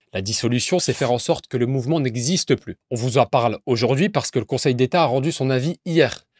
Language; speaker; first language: French; native; French